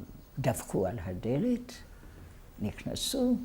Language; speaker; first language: Hebrew; non-native, fluent; Hungarian